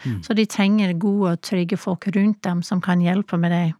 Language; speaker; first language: Norwegian; non-native, fluent; English